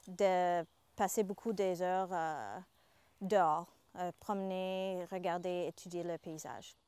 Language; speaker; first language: French; non-native, fluent; English